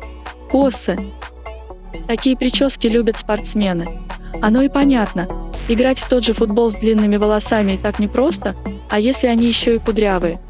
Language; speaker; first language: Russian; native; Russian